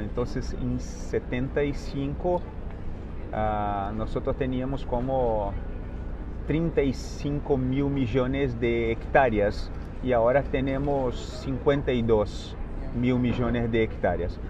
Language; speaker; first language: Spanish; non-native, fluent; Portuguese